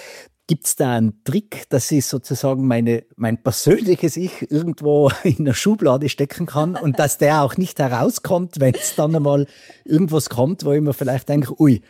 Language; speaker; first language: German; native; German